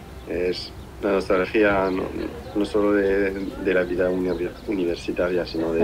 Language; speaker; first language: Spanish; non-native, fluent; French